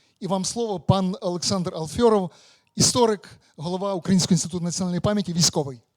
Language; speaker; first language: Ukrainian; native; Ukrainian